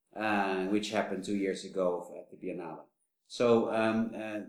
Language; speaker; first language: English; non-native, fluent; Dutch